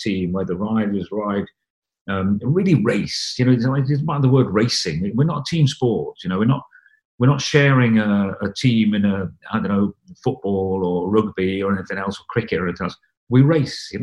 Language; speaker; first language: English; native; English